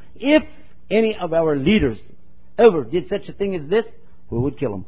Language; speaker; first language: English; native; English